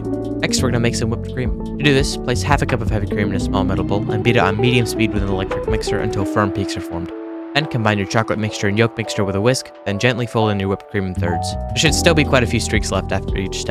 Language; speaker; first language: English; native; English